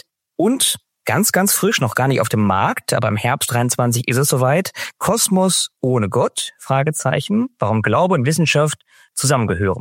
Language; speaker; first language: German; native; German